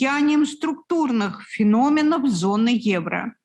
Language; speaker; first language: Russian; native; Russian